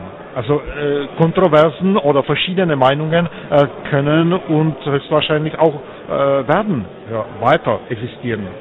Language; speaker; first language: German; non-native, fluent; Czech